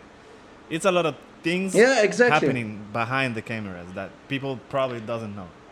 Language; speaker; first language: English; non-native, fluent; Spanish